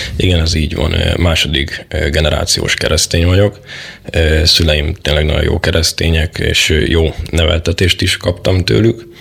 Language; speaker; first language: Hungarian; native; Hungarian